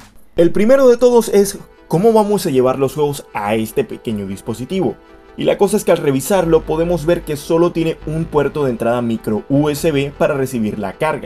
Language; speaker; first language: Spanish; native; Spanish